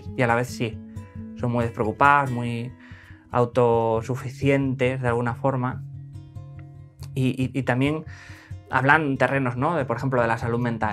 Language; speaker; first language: Spanish; native; Spanish